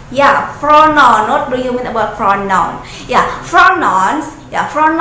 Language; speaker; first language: English; non-native, learner; Indonesian